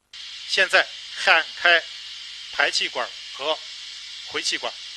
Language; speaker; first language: Chinese; native; Chinese